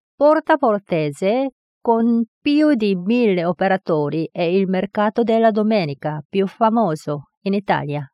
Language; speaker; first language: Italian; non-native, fluent; Korean